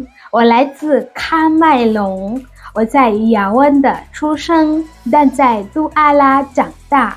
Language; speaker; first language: Chinese; non-native, fluent; French